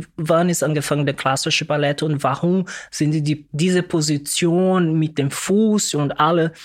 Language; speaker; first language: German; non-native, learner; Portuguese